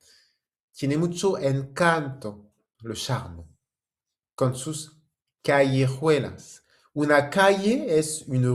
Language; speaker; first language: Spanish; non-native, fluent; French